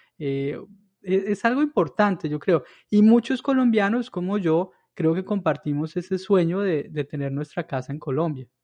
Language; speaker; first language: Spanish; native; Spanish